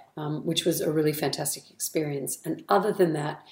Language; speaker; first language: English; native; English